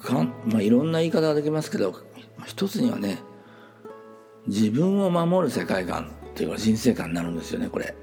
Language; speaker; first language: Japanese; native; Japanese